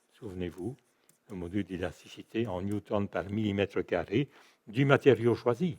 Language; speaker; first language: French; native; French